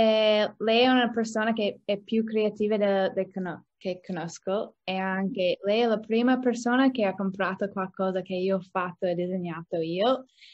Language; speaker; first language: Italian; non-native, learner; English